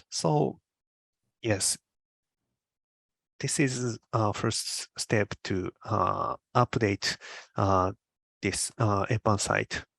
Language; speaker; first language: English; non-native, learner; Japanese